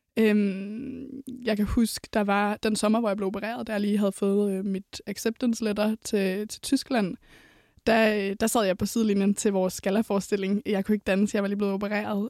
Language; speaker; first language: Danish; native; Danish